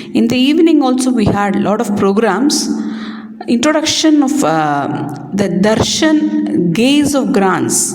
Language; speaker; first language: English; non-native, local second language; Tamil